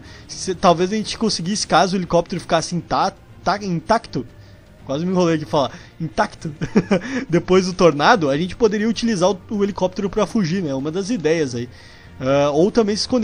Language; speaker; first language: Portuguese; native; Portuguese